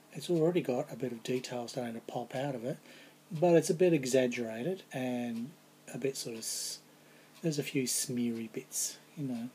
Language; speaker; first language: English; native; English